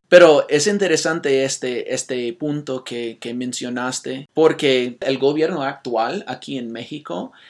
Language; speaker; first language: Spanish; non-native, fluent; English